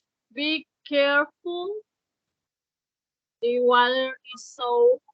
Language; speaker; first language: English; non-native, learner; Spanish